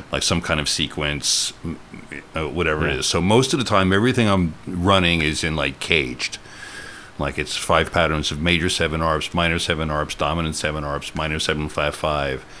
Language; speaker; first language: English; native; English